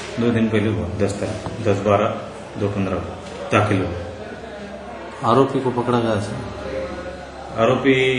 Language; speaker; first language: Hindi; non-native, local second language; Marathi